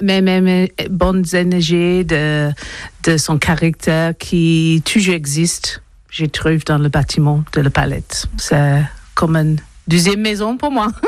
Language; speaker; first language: French; non-native, learner; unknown